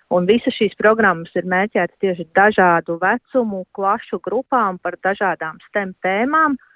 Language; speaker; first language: Latvian; native; Latvian